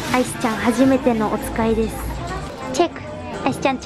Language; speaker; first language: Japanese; non-native, learner; Thai